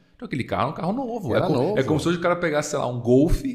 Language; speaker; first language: Portuguese; early bilingual, other home language; Spanish